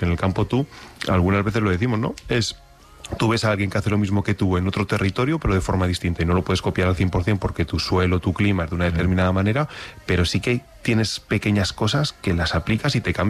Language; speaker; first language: Spanish; native; Spanish